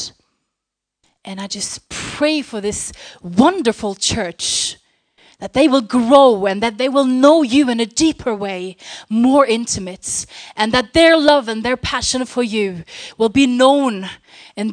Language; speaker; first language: English; non-native, fluent; Norwegian